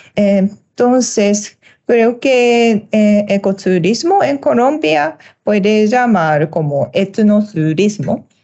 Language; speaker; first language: Spanish; non-native, learner; Japanese